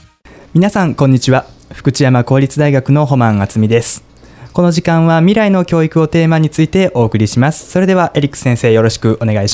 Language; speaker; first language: Japanese; native; Japanese